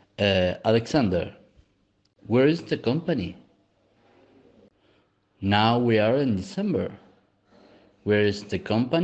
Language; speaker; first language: English; non-native, learner; Spanish